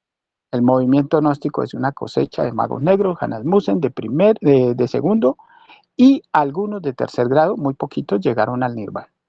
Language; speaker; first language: Spanish; native; Spanish